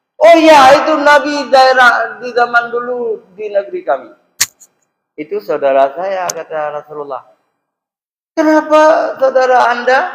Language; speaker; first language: Malay; non-native, local second language; Achinese